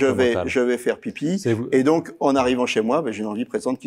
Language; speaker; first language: French; native; French